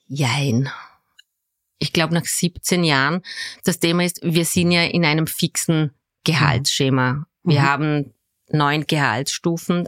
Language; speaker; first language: German; early bilingual, other home language; Turkish